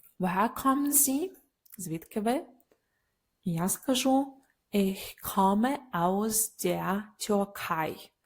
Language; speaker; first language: German; non-native, learner; Ukrainian